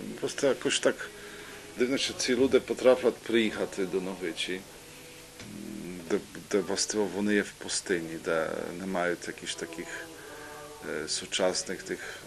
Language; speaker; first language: Polish; non-native, local second language; Rusyn